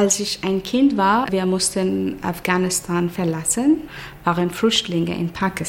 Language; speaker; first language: German; non-native, fluent; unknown